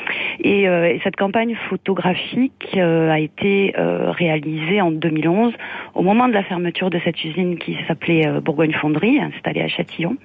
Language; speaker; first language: French; native; French